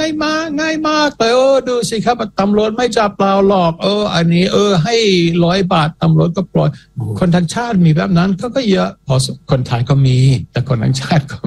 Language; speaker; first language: Thai; non-native, fluent; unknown